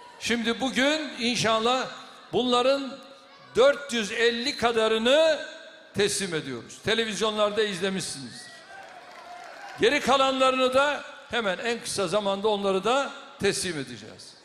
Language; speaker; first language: Turkish; native; Turkish